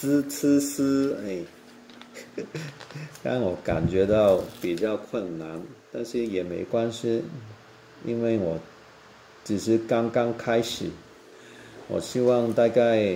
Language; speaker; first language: Chinese; non-native, local second language; Cantonese